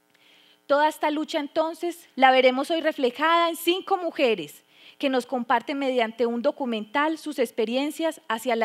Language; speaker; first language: Spanish; native; Spanish